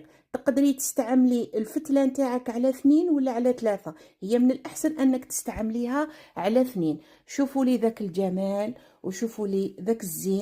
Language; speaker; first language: Arabic; native; Arabic